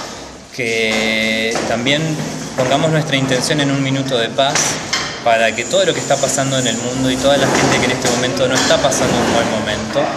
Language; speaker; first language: Spanish; native; Spanish